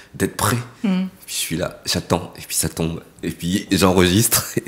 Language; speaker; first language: French; native; French